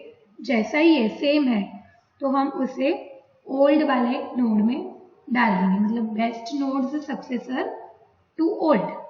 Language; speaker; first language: Hindi; non-native, local second language; Gujarati